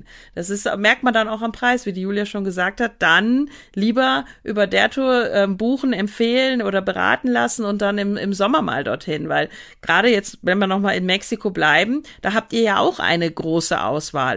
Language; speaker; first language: German; native; German